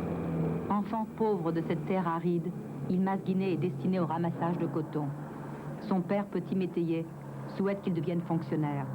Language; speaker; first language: French; native; French